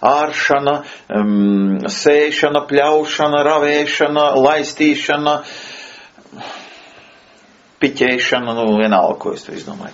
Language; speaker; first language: Latvian; native; Latvian